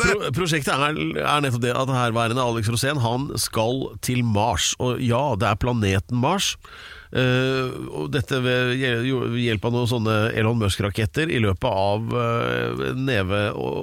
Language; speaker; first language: Norwegian; native; Norwegian